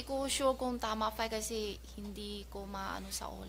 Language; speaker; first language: Filipino; non-native, learner; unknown